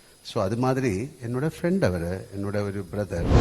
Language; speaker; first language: Tamil; non-native, learner; Malayalam